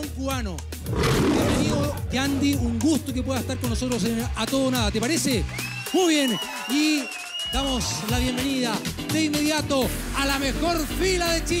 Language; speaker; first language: Spanish; native; Spanish